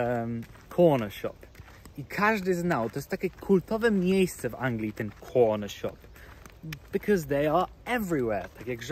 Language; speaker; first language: Polish; early bilingual, heritage; Polish